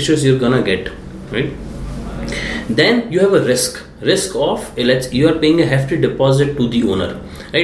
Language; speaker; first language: English; non-native, local second language; Hindi